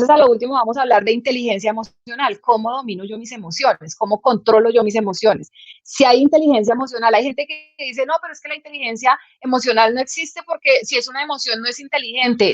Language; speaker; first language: Spanish; native; Spanish